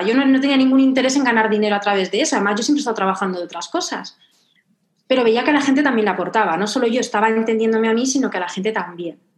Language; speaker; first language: Spanish; native; Spanish